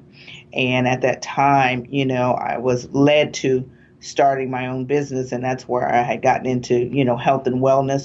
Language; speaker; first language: English; native; English